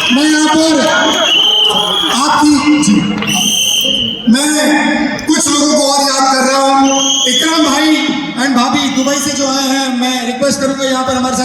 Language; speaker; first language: Hindi; native; Hindi